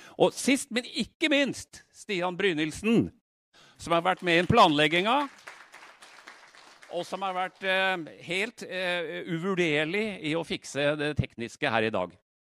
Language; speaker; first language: Norwegian; native; Norwegian